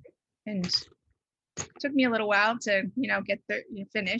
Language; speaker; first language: English; native; English